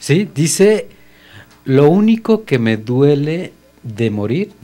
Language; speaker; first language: Spanish; native; Spanish